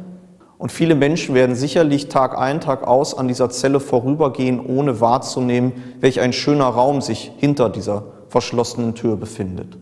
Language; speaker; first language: German; native; German